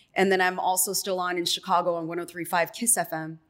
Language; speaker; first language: English; native; English